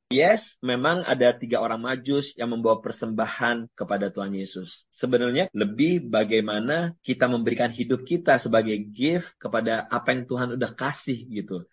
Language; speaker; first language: Indonesian; native; Indonesian